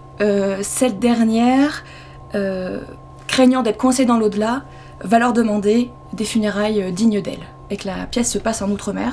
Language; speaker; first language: French; native; French